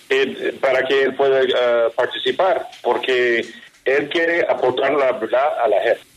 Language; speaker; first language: Spanish; non-native, fluent; English